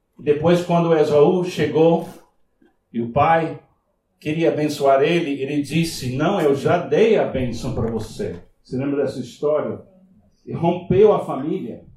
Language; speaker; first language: Portuguese; non-native, fluent; English